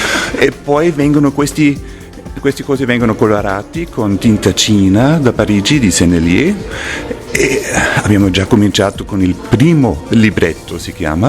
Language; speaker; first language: Italian; non-native, fluent; German